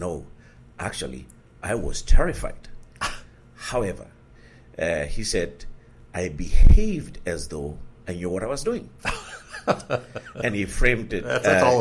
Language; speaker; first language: English; non-native, local second language; Southern Sotho